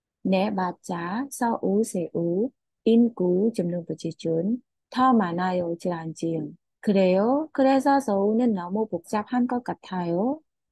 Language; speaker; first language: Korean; non-native, fluent; Khmer